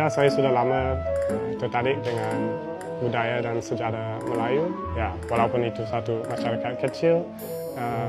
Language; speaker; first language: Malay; non-native, fluent; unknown